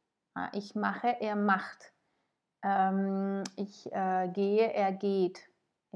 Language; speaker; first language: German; non-native, fluent; French